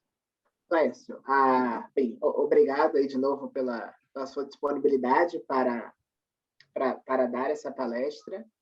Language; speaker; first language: Portuguese; native; Portuguese